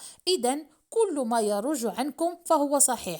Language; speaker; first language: Arabic; native; Arabic